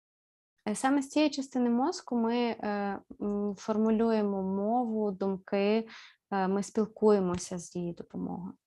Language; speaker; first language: Ukrainian; native; Ukrainian